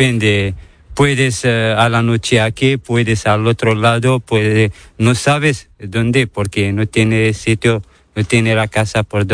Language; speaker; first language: Spanish; non-native, learner; Arabic